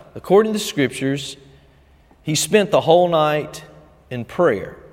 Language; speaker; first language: English; native; English